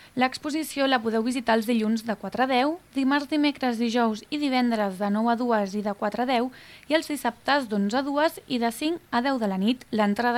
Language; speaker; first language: Catalan; native; Catalan